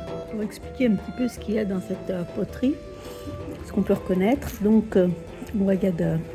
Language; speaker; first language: French; native; French